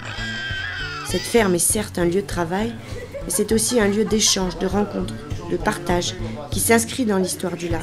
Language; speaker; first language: French; native; French